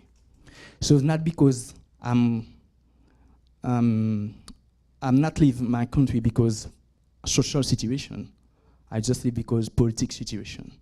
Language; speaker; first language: English; non-native, learner; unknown